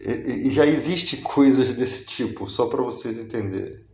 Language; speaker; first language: Portuguese; native; Portuguese